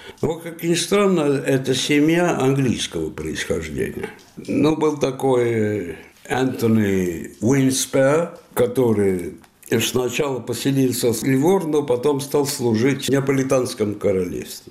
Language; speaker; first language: Russian; non-native, fluent; Italian